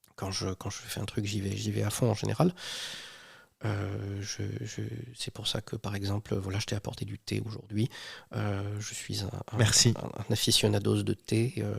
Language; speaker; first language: French; native; French